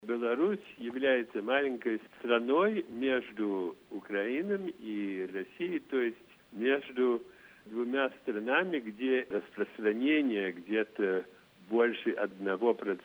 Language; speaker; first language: Russian; non-native, fluent; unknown